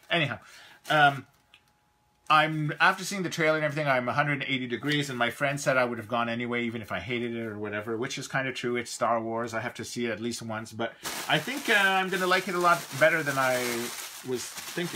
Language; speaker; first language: English; native; English